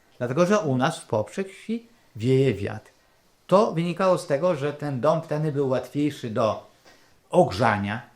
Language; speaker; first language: Polish; non-native, local second language; Rusyn